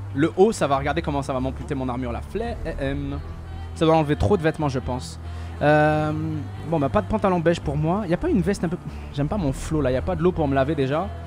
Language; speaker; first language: French; non-native, local second language; Arabic